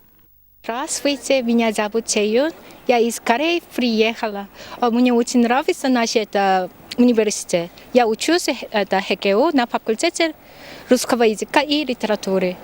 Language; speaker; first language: Russian; non-native, learner; Korean